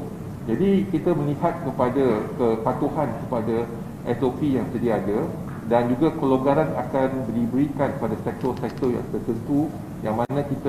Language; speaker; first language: Malay; native; Malay